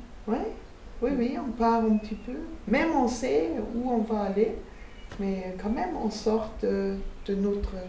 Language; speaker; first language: French; non-native, fluent; German